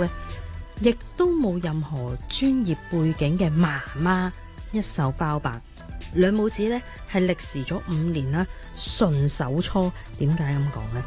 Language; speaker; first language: Cantonese; native; Cantonese